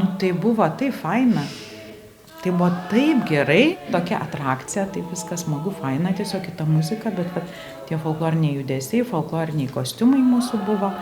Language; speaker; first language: Lithuanian; native; Lithuanian